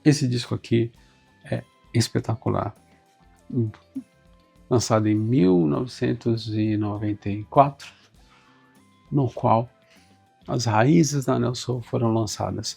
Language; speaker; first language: Portuguese; native; Portuguese